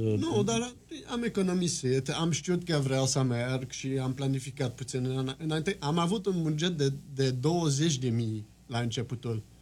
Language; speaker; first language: Romanian; non-native, fluent; French